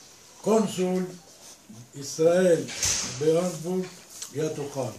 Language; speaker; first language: Hebrew; non-native, fluent; Aramaic